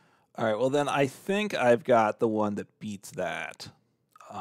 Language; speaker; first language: English; native; English